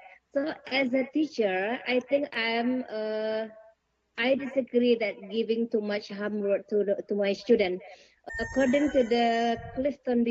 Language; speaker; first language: English; non-native, learner; Indonesian